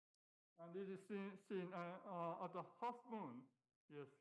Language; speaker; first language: English; non-native, learner; Japanese